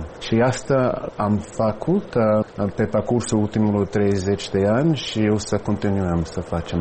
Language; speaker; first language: Romanian; non-native, fluent; English